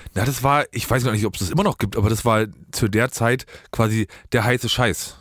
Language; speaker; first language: German; native; German